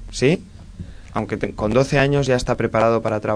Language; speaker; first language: Spanish; native; Spanish